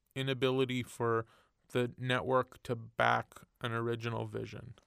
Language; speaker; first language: English; native; English